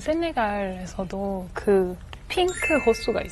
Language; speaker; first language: Korean; non-native, fluent; French